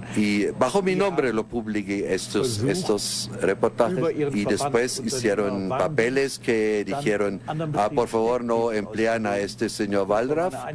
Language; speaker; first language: Spanish; non-native, fluent; German